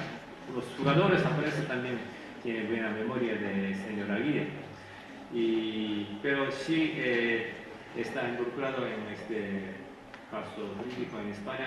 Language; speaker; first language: Spanish; non-native, fluent; Japanese